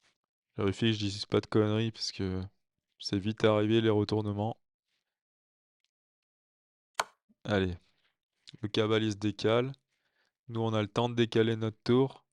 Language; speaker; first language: French; native; French